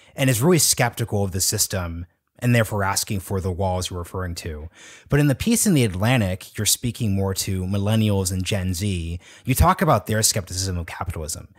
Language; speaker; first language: English; native; English